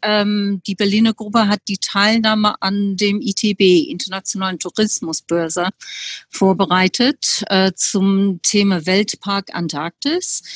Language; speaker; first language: German; non-native, fluent; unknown